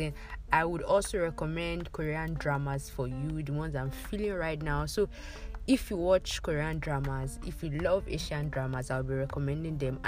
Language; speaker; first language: English; non-native, local second language; Yoruba